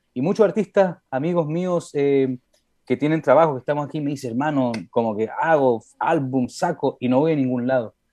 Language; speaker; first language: Spanish; early bilingual, heritage; Spanish